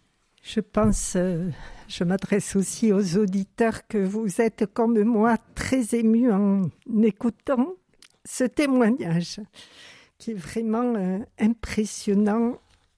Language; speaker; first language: French; native; French